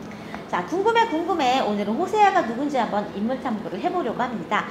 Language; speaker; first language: Korean; native; Korean